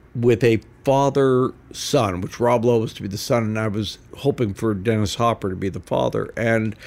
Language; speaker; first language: English; native; English